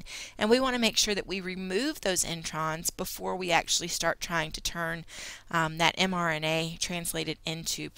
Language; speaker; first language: English; native; English